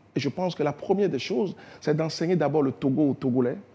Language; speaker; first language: French; non-native, local second language; Ewe